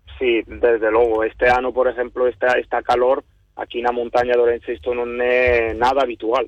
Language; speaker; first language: Galician; non-native, fluent; Italian